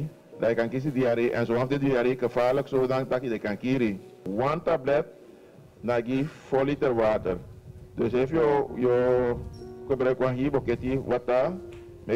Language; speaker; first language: Dutch; non-native, local second language; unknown